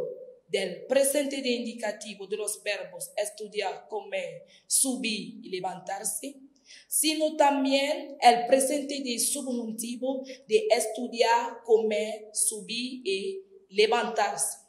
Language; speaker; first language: Spanish; non-native, fluent; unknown